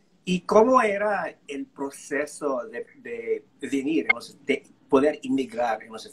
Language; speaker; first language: Spanish; non-native, fluent; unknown